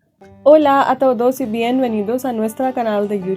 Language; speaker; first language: Spanish; non-native, fluent; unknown